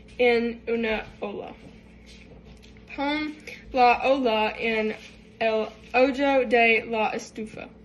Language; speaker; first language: Spanish; non-native, learner; English